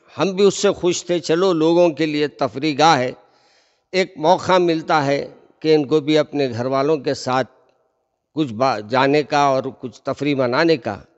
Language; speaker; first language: Hindi; non-native, local second language; Urdu